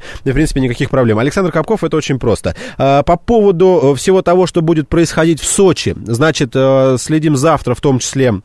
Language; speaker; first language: Russian; native; Russian